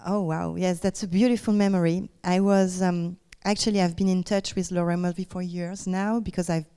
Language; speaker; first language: English; non-native, fluent; French